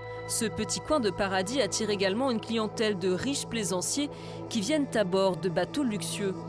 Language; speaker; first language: French; native; French